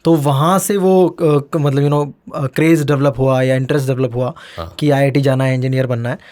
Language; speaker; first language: Hindi; native; Hindi